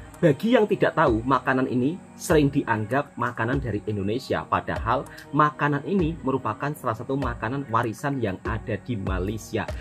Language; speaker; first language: Indonesian; native; Indonesian